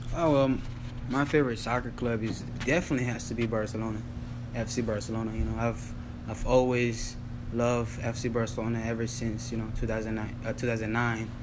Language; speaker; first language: English; early bilingual, other home language; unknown